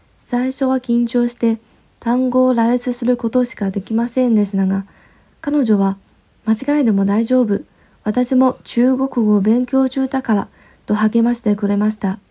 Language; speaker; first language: Japanese; non-native, fluent; Chinese